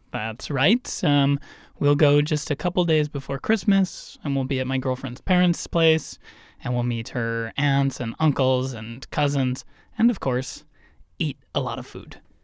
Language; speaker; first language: English; native; English